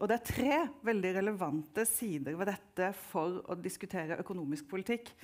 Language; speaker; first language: Norwegian; native; Norwegian